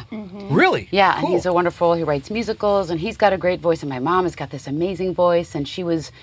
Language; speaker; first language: English; native; English